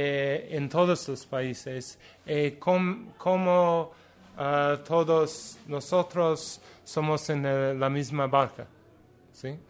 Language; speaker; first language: Spanish; non-native, learner; English